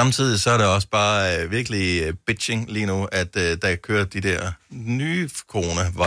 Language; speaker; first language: Danish; native; Danish